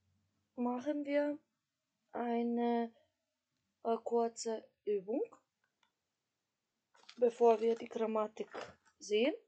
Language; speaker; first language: German; non-native, fluent; Macedonian